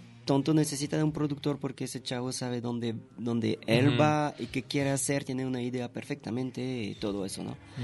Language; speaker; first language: Spanish; non-native, fluent; French